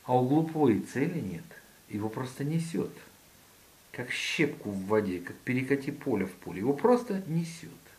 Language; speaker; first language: Russian; native; Russian